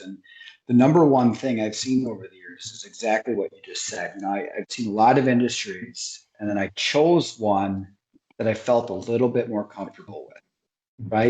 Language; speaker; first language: English; native; English